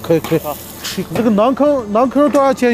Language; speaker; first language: Chinese; non-native, local second language; Uyghur